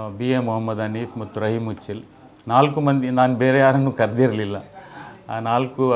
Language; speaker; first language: Kannada; non-native, local second language; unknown